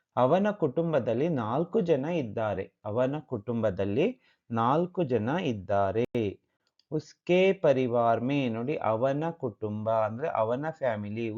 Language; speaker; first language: Kannada; native; Kannada